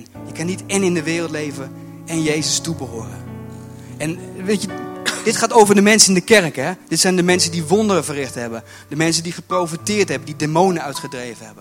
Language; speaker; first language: Dutch; native; Dutch